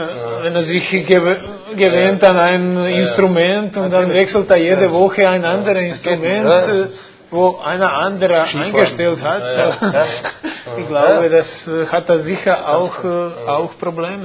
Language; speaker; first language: German; non-native, fluent; Croatian